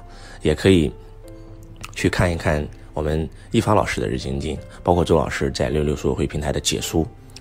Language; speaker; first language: Chinese; native; Chinese